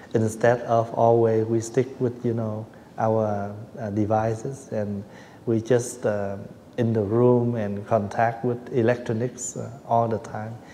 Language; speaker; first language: English; non-native, fluent; Vietnamese